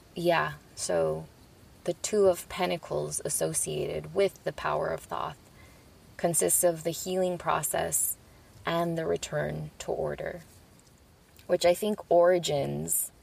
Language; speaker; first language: English; early bilingual, other home language; Spanish